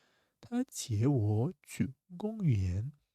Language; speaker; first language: Chinese; non-native, fluent; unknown